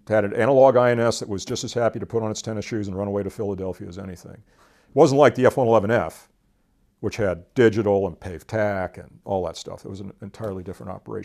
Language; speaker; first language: English; native; English